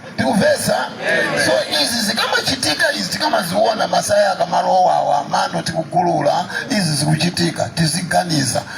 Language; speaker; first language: Nyanja; non-native, local second language; Tumbuka